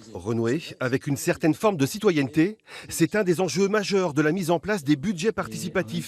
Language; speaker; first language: French; native; French